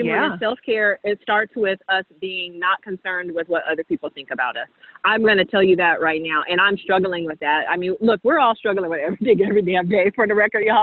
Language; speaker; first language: English; native; English